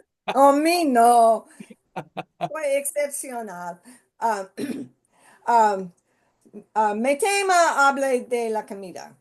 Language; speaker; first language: Spanish; non-native, learner; English